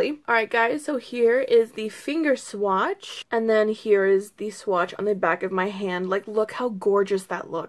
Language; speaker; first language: English; native; English